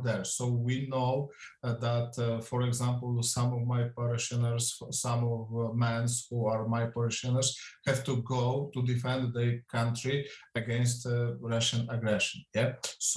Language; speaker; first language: English; non-native, fluent; Polish